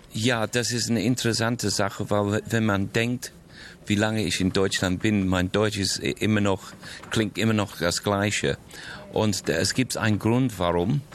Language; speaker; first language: German; non-native, fluent; English